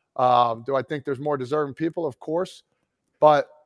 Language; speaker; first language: English; native; English